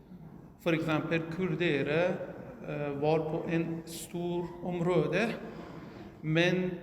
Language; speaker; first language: Norwegian; non-native, learner; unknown